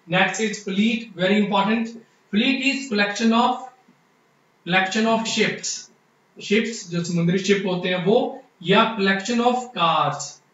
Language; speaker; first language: Hindi; non-native, local second language; Punjabi